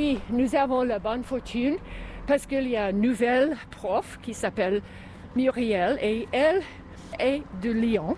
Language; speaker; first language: French; non-native, local second language; English